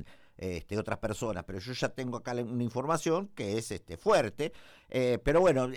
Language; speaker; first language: Spanish; native; Spanish